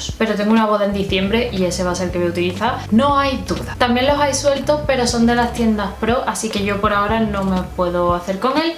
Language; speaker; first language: Spanish; native; Spanish